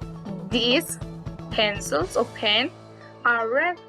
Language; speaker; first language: English; non-native, fluent; Spanish